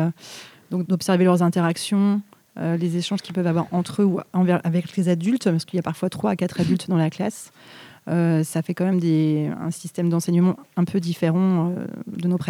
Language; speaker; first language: French; native; French